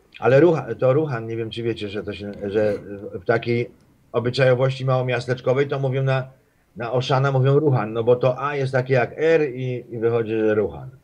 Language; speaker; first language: Polish; native; Polish